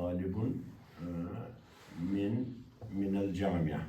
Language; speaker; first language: Arabic; non-native, fluent; Kashmiri